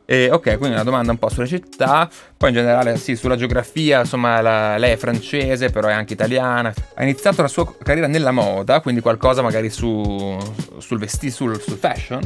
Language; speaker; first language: Italian; native; Italian